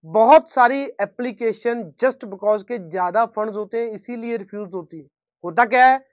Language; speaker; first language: Hindi; non-native, local second language; Punjabi